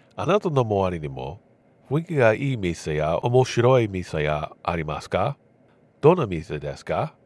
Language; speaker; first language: Japanese; non-native, learner; English